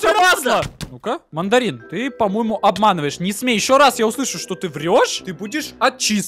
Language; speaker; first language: Russian; native; Russian